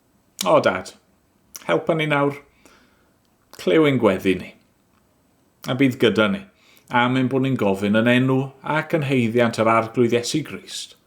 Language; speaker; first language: Welsh; native; Welsh